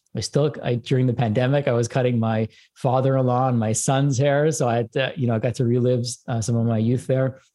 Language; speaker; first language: English; early bilingual, other home language; Hindi